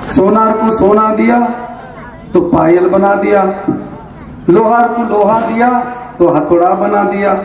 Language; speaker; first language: Hindi; non-native, local second language; Marathi